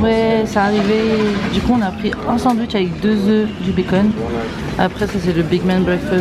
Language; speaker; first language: French; native; French